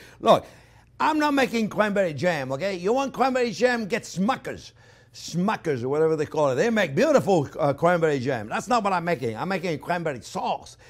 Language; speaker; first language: English; non-native, fluent; French